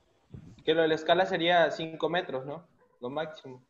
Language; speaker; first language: Spanish; native; Spanish